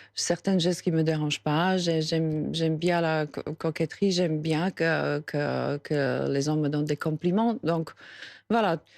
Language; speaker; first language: French; non-native, fluent; Slovak